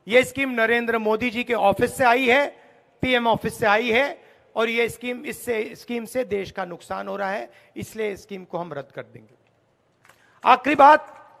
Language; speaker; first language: Hindi; native; Hindi